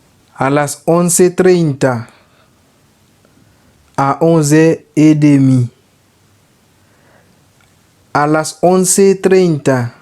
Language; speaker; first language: Spanish; non-native, learner; Haitian Creole